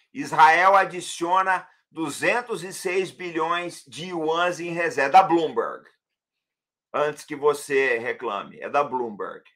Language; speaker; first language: Portuguese; native; Portuguese